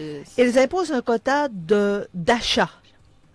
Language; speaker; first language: French; native; French